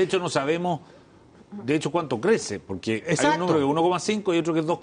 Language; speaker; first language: Spanish; native; Spanish